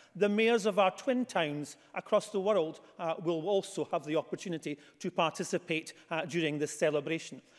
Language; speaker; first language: English; native; English